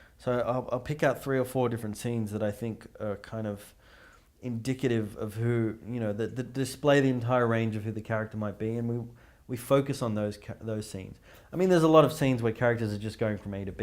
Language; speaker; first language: English; native; English